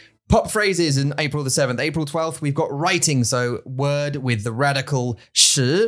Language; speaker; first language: English; native; English